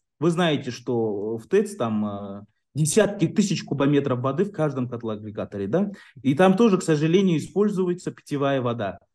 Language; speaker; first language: Russian; non-native, local second language; Kyrgyz